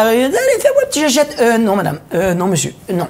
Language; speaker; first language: French; native; French